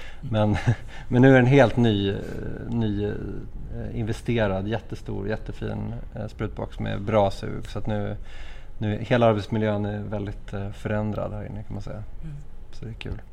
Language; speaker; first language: Swedish; native; Swedish